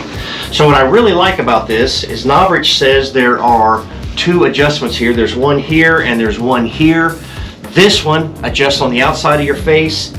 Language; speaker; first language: English; native; English